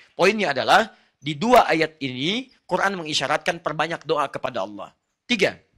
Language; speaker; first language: Indonesian; non-native, fluent; Arabic